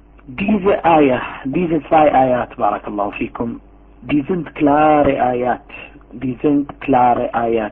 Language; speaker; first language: German; non-native, fluent; Arabic